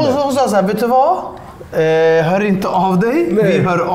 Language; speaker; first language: Swedish; native; Swedish